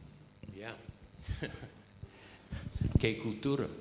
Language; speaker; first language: Spanish; non-native, fluent; English